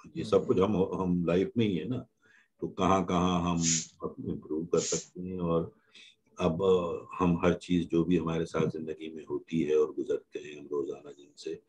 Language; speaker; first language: Urdu; native; Urdu